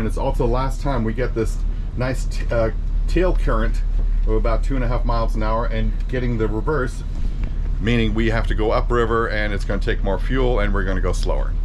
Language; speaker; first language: English; native; English